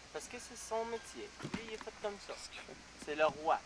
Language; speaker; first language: French; native; French